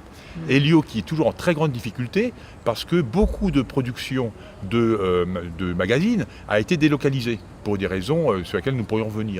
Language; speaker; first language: French; native; French